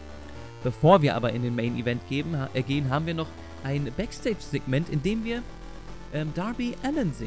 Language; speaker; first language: German; native; German